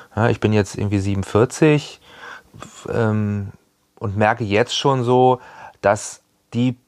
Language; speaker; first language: German; native; German